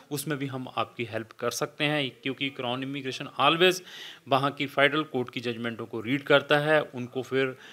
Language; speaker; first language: Hindi; non-native, local second language; Punjabi